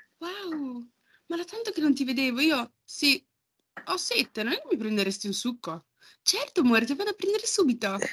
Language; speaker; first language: Italian; early bilingual, other home language; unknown